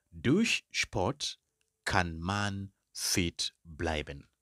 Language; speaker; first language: German; non-native, fluent; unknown